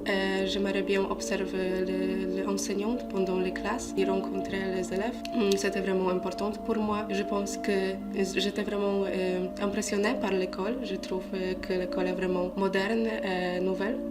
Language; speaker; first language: French; non-native, fluent; Polish